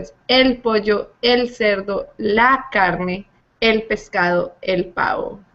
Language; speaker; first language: Spanish; non-native, fluent; English